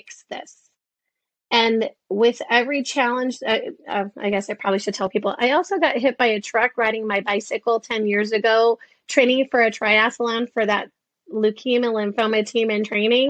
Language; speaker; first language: English; native; English